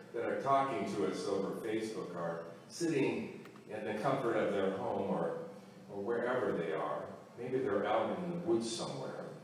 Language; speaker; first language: English; native; English